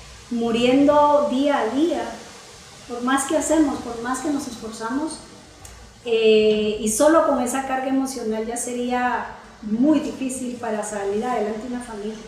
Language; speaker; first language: Spanish; native; Spanish